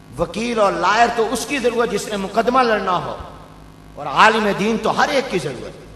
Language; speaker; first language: Urdu; non-native, local second language; Punjabi